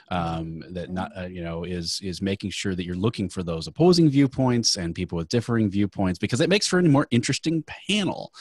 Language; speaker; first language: English; native; English